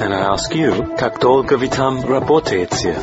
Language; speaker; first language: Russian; non-native, learner; English